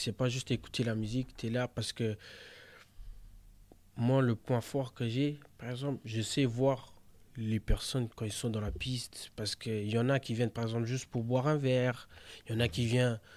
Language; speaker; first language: French; early bilingual, other home language; Portuguese